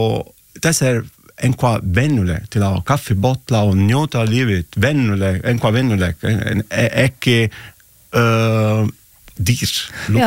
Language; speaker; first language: Icelandic; non-native, learner; Italian